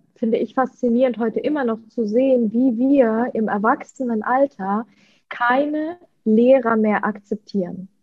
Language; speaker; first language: German; early bilingual, other home language; Russian